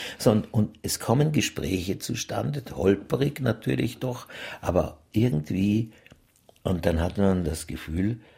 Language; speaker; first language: German; native; German